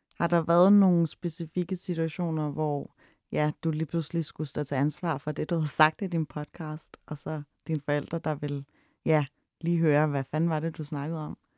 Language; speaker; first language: Danish; early bilingual, other home language; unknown